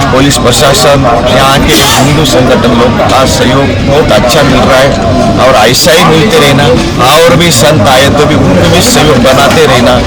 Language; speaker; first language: Hindi; non-native, local second language; Marathi